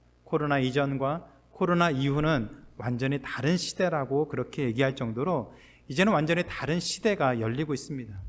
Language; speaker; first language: Korean; native; Korean